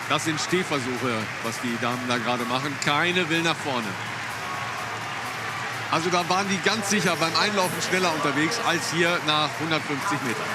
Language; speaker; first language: German; native; German